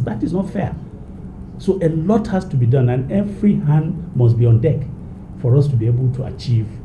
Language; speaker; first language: English; non-native, local second language; Hausa